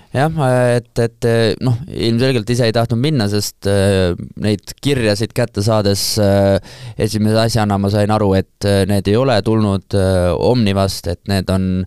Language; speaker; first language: Estonian; native; Estonian